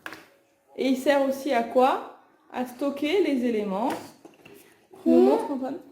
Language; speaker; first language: French; native; French